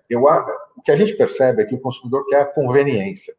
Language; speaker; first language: Portuguese; native; Portuguese